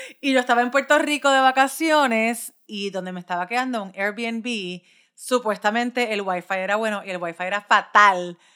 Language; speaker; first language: Spanish; early bilingual, heritage; Spanish